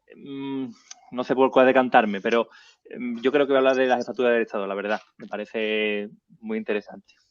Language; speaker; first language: Spanish; native; Spanish